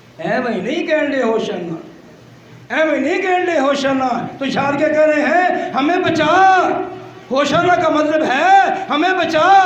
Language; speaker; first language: Urdu; non-native, local second language; Punjabi